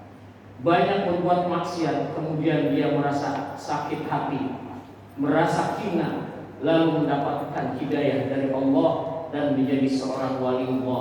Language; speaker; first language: Indonesian; native; Indonesian